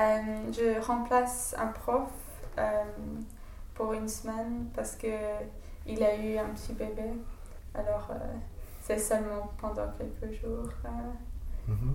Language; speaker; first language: French; non-native, fluent; English